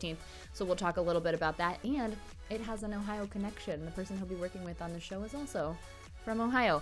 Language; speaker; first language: English; native; English